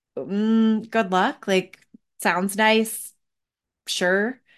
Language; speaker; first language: English; native; English